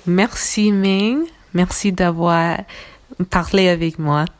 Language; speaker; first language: French; non-native, learner; English